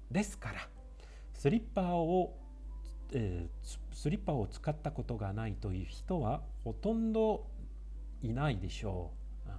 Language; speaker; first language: Japanese; non-native, fluent; French